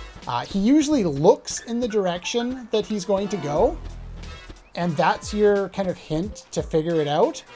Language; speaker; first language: English; native; English